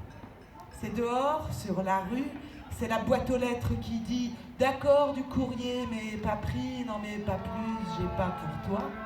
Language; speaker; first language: French; native; French